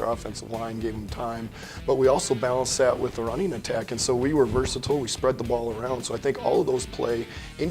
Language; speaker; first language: English; native; English